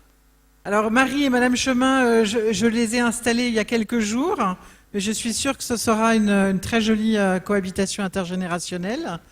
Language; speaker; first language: French; native; French